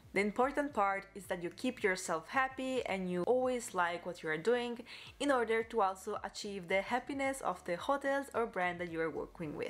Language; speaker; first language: English; non-native, fluent; Italian